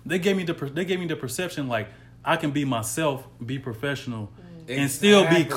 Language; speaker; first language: English; native; English